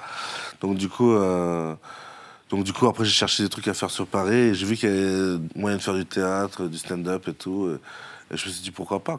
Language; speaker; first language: French; native; French